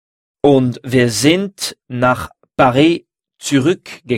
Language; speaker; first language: German; non-native, learner; French